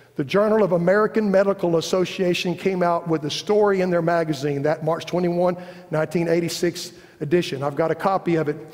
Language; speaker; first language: English; native; English